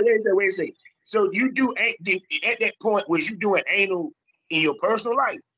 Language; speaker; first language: English; native; English